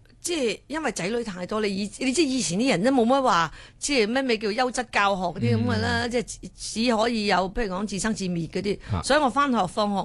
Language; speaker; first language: Cantonese; early bilingual, heritage; Cantonese